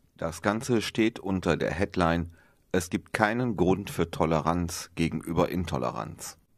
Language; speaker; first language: German; native; German